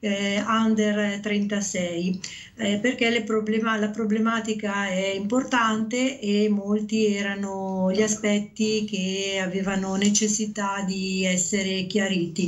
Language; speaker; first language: Italian; native; Italian